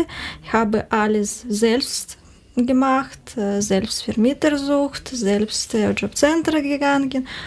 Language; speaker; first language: German; non-native, learner; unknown